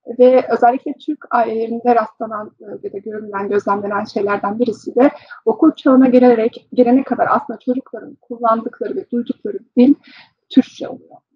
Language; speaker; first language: Turkish; early bilingual, heritage; Turkish